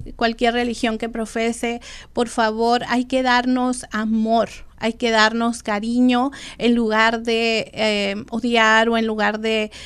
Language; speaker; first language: Spanish; native; Spanish